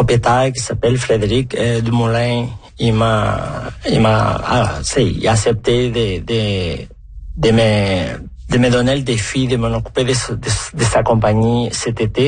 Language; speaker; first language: French; non-native, fluent; Spanish